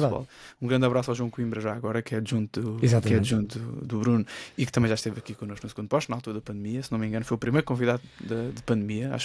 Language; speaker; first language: Portuguese; native; Portuguese